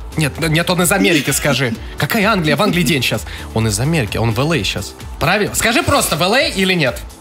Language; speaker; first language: Russian; native; Russian